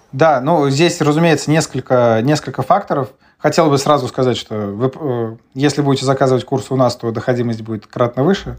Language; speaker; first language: Russian; native; Russian